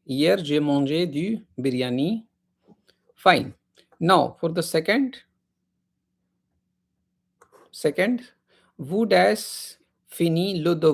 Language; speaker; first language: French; non-native, fluent; Hindi